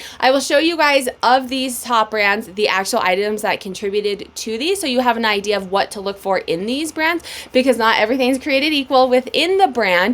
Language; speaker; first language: English; native; English